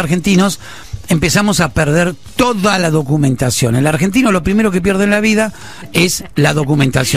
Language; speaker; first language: Spanish; native; Spanish